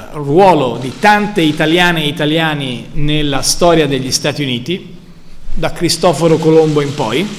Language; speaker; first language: Italian; native; Italian